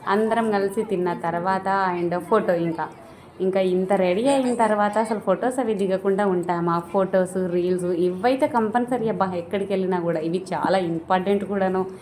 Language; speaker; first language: Telugu; non-native, local second language; Lambadi